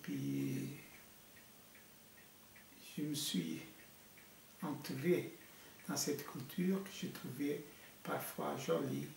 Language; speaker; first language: French; non-native, fluent; Portuguese